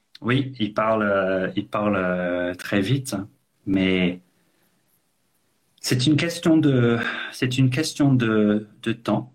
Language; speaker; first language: French; non-native, fluent; English